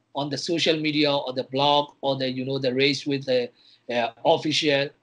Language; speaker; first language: English; non-native, fluent; Burmese